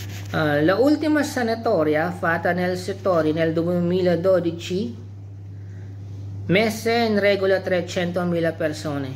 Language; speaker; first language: Italian; non-native, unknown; Filipino